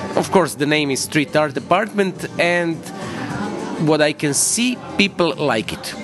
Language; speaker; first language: English; non-native, fluent; Croatian